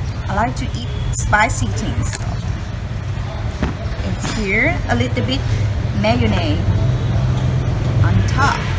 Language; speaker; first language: English; non-native, learner; Vietnamese